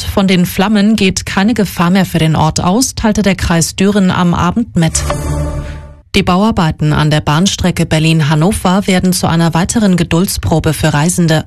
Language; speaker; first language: German; native; German